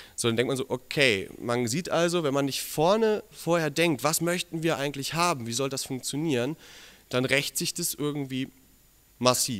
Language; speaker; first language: German; native; German